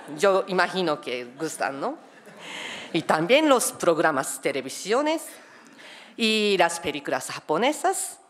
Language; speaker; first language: Spanish; non-native, fluent; Japanese